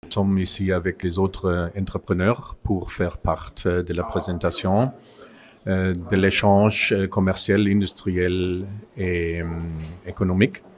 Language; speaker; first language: French; non-native, fluent; German